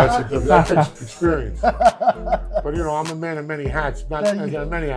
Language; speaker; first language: English; native; English